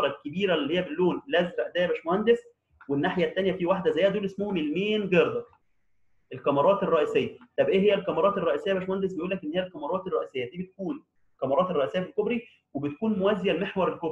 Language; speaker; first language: Arabic; native; Arabic